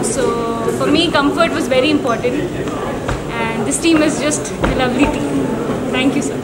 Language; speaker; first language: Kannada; non-native, learner; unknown